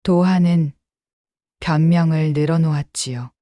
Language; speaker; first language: Korean; native; Korean